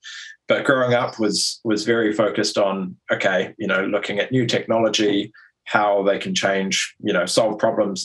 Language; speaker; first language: English; native; English